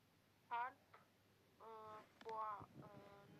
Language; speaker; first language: German; non-native, learner; Macedonian